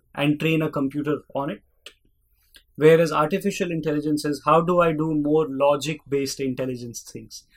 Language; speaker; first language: English; non-native, local second language; Hindi